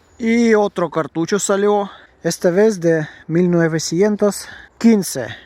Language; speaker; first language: Spanish; non-native, learner; Russian